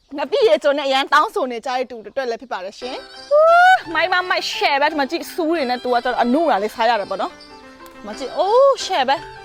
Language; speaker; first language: Burmese; non-native, local second language; Kachin